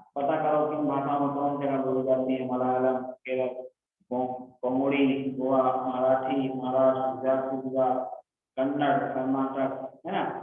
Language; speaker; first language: Hindi; native; Hindi